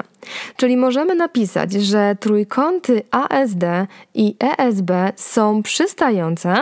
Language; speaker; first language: Polish; native; Polish